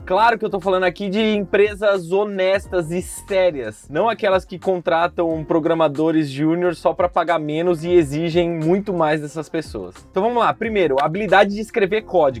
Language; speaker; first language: Portuguese; native; Portuguese